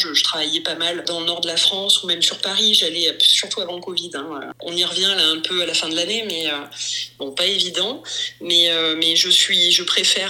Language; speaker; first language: French; native; French